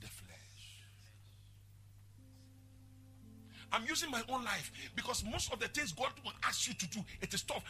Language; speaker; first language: English; non-native, local second language; Akan